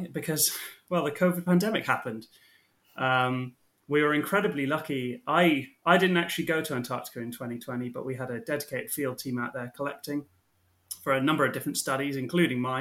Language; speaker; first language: English; native; English